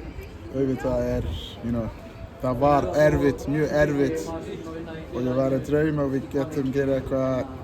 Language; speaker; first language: Icelandic; non-native, learner; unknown